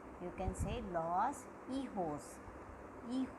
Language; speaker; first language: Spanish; non-native, learner; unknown